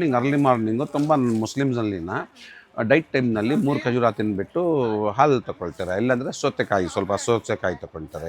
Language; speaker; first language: Kannada; non-native, local second language; Urdu